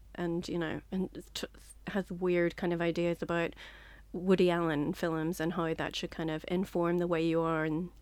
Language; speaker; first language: English; native; English